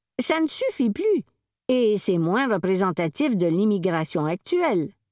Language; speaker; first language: French; native; French